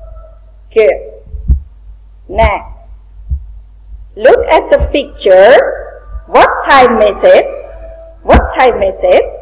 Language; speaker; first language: English; non-native, learner; Indonesian